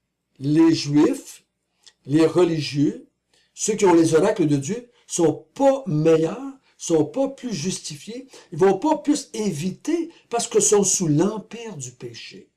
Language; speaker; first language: French; native; French